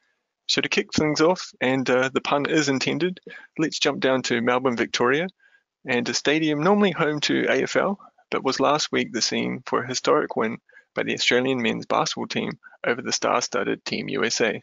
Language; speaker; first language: English; native; English